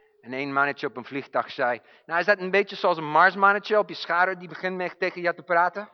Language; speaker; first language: Dutch; non-native, fluent; English